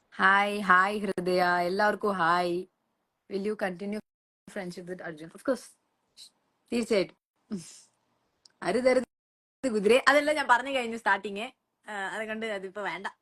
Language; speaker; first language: Malayalam; non-native, local second language; Tamil